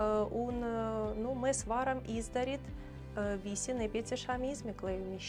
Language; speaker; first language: Latvian; non-native, learner; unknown